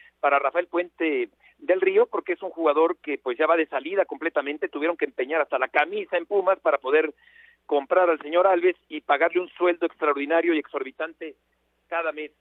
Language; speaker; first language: Spanish; native; Spanish